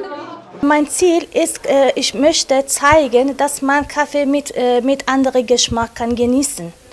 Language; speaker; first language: German; non-native, learner; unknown